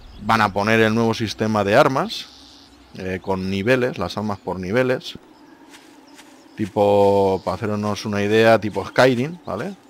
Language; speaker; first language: Spanish; native; Spanish